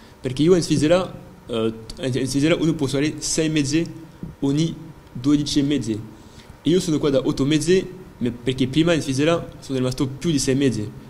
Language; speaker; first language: Italian; non-native, fluent; French